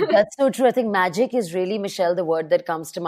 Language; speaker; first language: English; non-native, local second language; Urdu